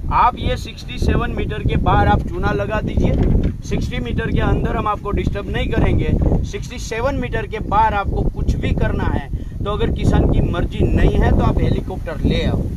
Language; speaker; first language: Hindi; non-native, local second language; Gujarati